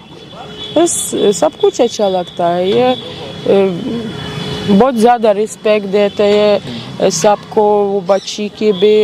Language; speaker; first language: Hindi; non-native, learner; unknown